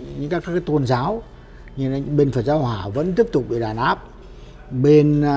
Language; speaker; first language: Vietnamese; native; Vietnamese